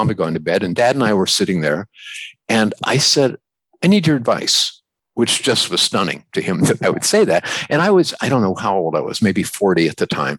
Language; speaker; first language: English; native; English